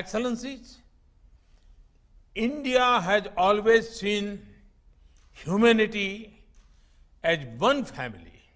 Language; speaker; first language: English; non-native, local second language; Gujarati